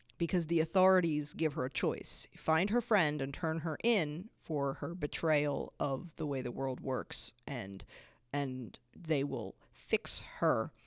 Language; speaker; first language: English; native; English